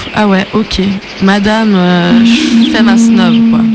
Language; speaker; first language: French; native; French